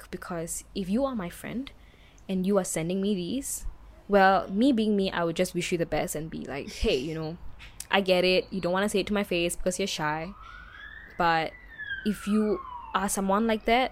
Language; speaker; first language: English; native; English